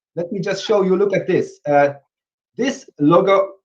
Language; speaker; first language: English; non-native, fluent; Polish